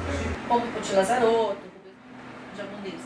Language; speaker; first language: Portuguese; native; Portuguese